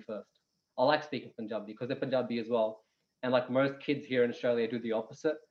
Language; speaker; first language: English; non-native, local second language; Punjabi